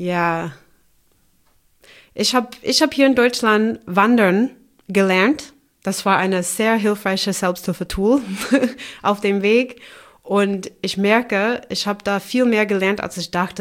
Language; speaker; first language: German; non-native, fluent; English